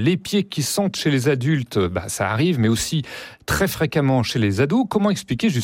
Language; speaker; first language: French; native; French